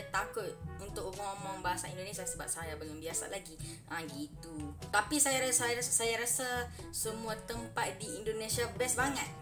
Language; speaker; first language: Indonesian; non-native, learner; Malay